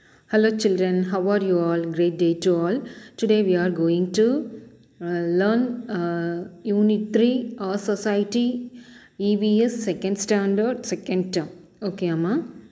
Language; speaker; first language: English; non-native, local second language; Tamil